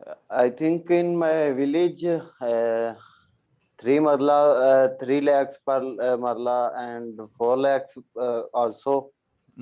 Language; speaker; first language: English; non-native, learner; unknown